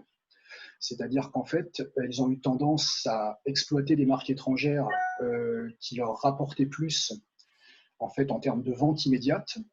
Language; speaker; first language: French; native; French